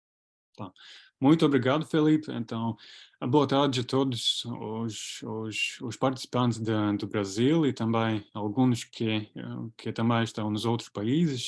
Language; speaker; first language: Portuguese; non-native, fluent; Latvian